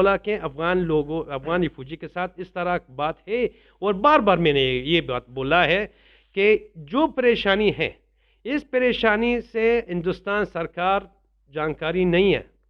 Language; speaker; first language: Hindi; non-native, learner; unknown